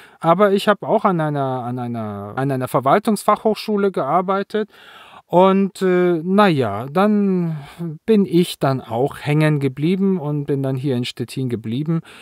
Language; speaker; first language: German; native; German